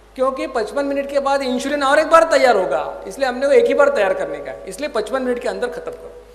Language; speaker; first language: Hindi; non-native, local second language; Marathi